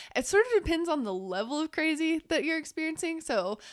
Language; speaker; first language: English; native; English